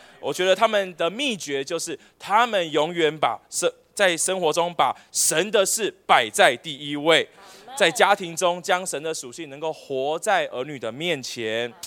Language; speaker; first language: Chinese; native; Chinese